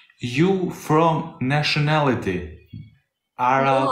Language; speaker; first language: English; non-native, learner; Albanian